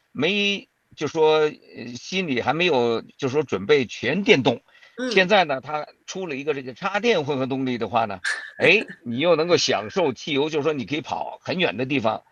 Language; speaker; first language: Chinese; native; Chinese